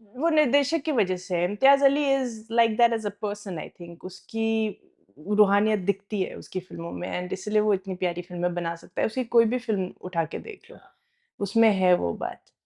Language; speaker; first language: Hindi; non-native, fluent; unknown